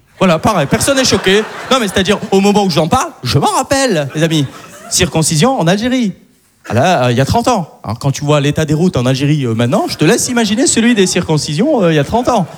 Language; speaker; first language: French; early bilingual, other home language; Arabic